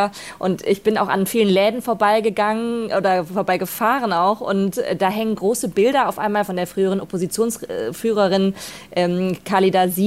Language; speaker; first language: German; native; German